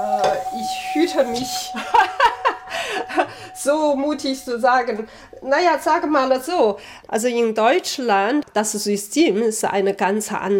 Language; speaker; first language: German; non-native, fluent; Chinese